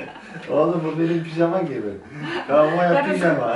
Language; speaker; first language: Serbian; non-native, learner; Turkish